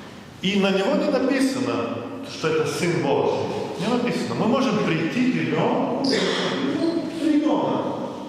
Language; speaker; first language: Russian; non-native, fluent; Lithuanian